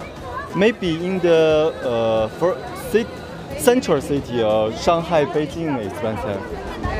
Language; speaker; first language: English; non-native, learner; Chinese